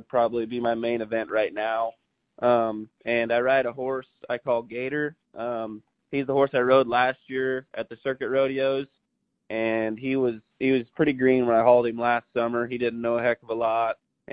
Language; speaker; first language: English; native; English